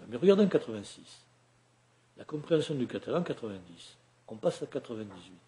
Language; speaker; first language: French; native; French